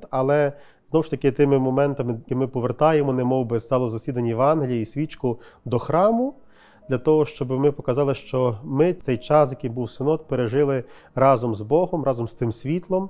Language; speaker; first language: Ukrainian; native; Ukrainian